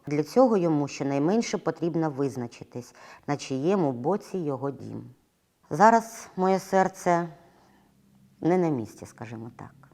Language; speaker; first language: Ukrainian; non-native, local second language; Russian